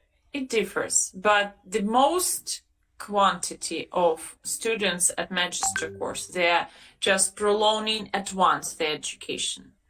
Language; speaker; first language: English; non-native, fluent; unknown